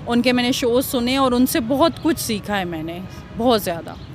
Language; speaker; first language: Urdu; native; Urdu